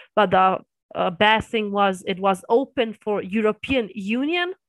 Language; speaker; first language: English; early bilingual, other home language; Serbian